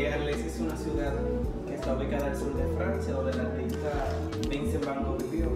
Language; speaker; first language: Spanish; native; Spanish